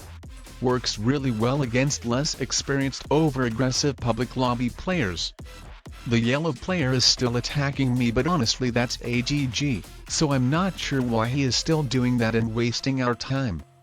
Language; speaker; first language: English; non-native, fluent; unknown